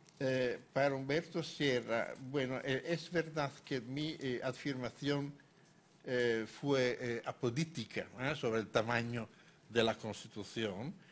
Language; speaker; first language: Spanish; non-native, fluent; Italian